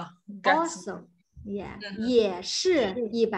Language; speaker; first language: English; non-native, fluent; Chinese